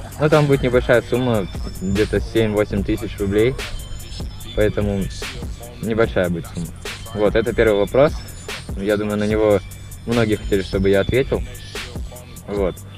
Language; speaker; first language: Russian; native; Russian